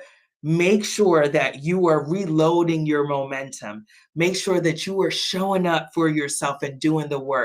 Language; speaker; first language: English; native; English